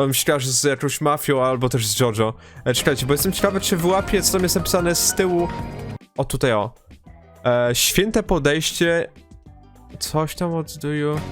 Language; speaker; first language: Polish; native; Polish